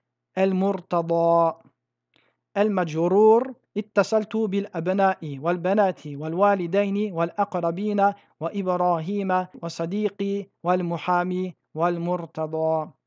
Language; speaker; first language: Arabic; non-native, fluent; French